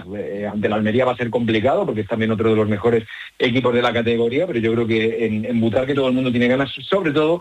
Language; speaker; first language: Spanish; native; Spanish